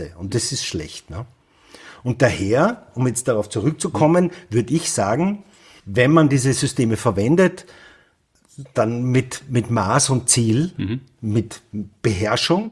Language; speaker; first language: German; native; German